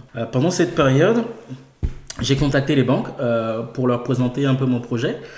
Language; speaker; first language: French; non-native, local second language; Ewe